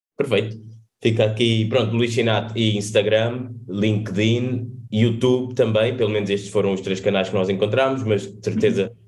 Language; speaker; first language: Portuguese; native; Portuguese